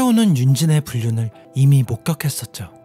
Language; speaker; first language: Korean; native; Korean